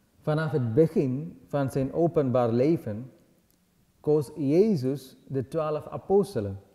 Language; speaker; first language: Dutch; non-native, learner; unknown